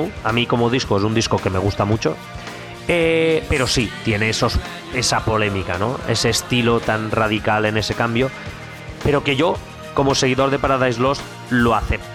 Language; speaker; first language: Spanish; native; Spanish